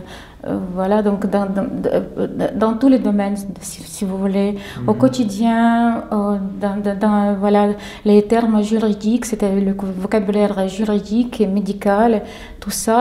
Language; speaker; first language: French; non-native, fluent; Ukrainian